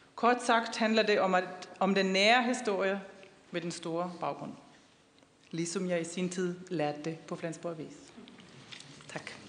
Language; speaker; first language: Danish; non-native, fluent; German